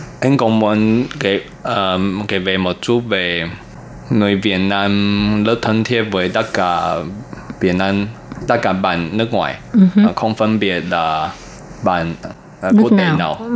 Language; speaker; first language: Vietnamese; non-native, learner; Chinese